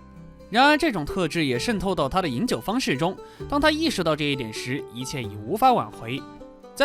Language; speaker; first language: Chinese; native; Chinese